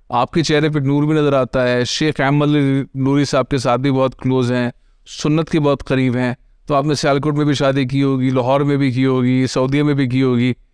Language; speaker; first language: Urdu; native; Urdu